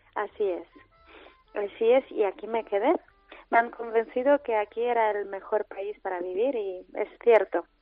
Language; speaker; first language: Spanish; non-native, fluent; Polish